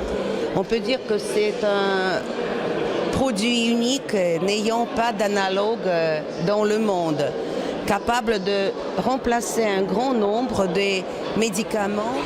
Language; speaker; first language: French; non-native, fluent; Russian